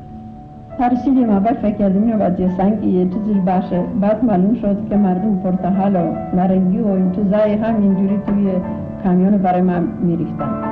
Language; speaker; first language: Persian; non-native, fluent; Polish